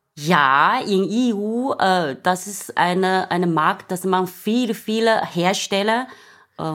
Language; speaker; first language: German; non-native, learner; Chinese